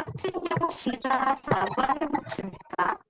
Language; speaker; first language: Korean; non-native, fluent; Indonesian